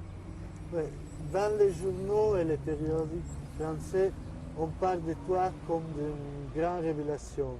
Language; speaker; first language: French; non-native, learner; Italian